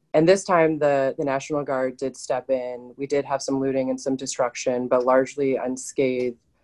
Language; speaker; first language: English; native; English